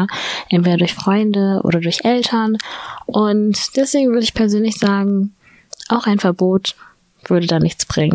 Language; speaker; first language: German; native; German